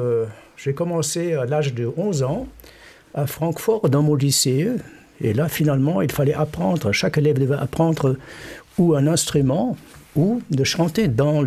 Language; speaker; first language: French; non-native, fluent; German